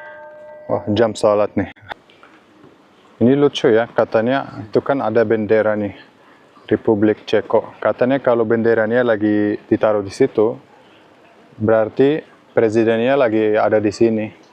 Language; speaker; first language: Indonesian; non-native, fluent; Arabic